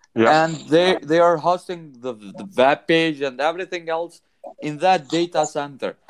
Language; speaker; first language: English; non-native, fluent; Albanian